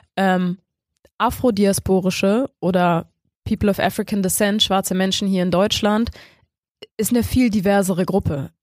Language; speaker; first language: German; native; German